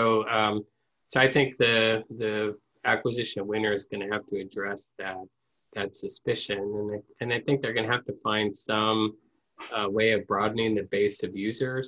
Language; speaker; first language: English; native; English